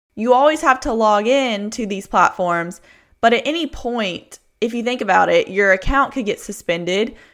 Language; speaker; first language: English; native; English